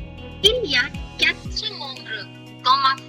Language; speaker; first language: French; non-native, fluent; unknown